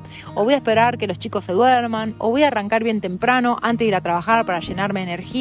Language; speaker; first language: Spanish; native; Spanish